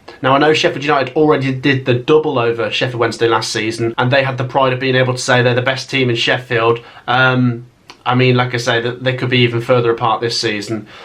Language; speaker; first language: English; native; English